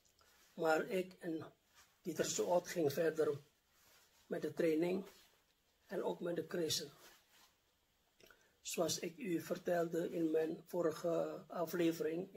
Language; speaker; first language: Dutch; non-native, fluent; Indonesian